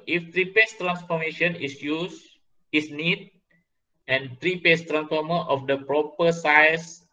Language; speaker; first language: English; non-native, local second language; Malay